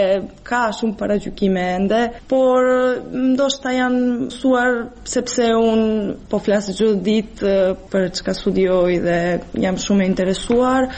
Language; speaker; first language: Albanian; non-native, fluent; Serbian